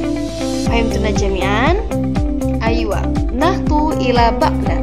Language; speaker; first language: Arabic; non-native, learner; Indonesian